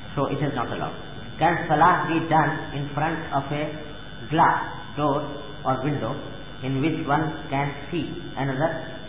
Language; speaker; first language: English; non-native, local second language; Urdu